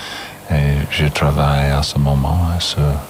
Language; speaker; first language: French; non-native, fluent; English